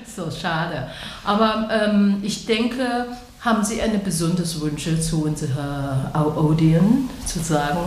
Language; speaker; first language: German; non-native, learner; Chinese